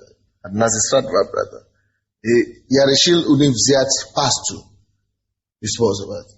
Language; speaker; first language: Russian; non-native, fluent; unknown